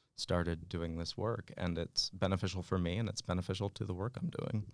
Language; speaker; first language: English; native; English